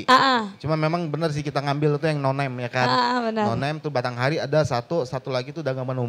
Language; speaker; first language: Indonesian; native; Indonesian